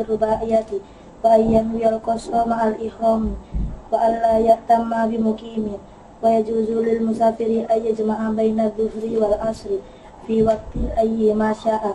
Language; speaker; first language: Arabic; non-native, learner; Indonesian